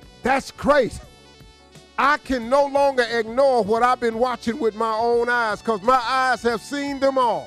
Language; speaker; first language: English; native; English